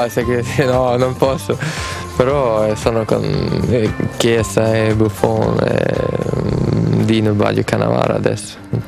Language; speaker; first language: Italian; non-native, learner; Swedish